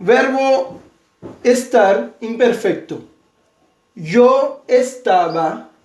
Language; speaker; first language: Spanish; non-native, fluent; Haitian Creole